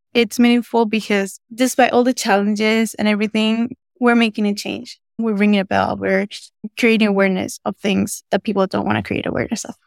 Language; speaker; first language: English; non-native, fluent; Spanish